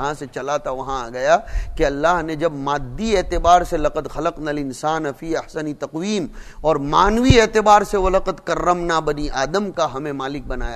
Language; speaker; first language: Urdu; non-native, local second language; Gujarati